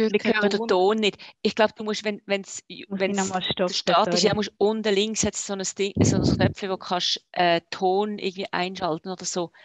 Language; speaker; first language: German; native; German